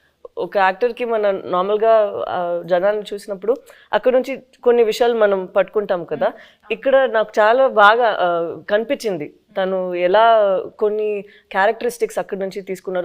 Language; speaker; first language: Telugu; non-native, local second language; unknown